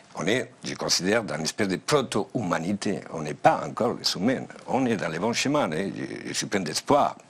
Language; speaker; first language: French; non-native, fluent; Spanish